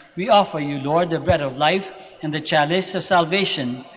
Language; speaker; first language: English; non-native, local second language; Filipino